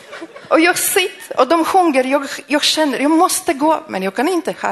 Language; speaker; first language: Swedish; non-native, fluent; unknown